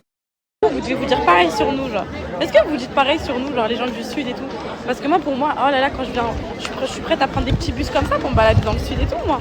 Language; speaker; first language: French; native; French